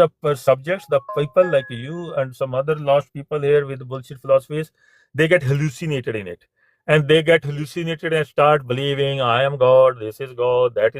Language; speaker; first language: English; non-native, fluent; Punjabi